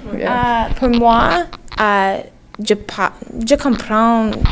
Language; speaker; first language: French; non-native, learner; English